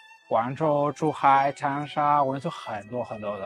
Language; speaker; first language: Chinese; non-native, fluent; Spanish